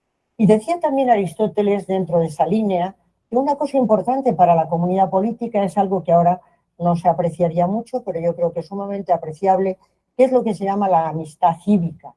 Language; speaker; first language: Spanish; native; Spanish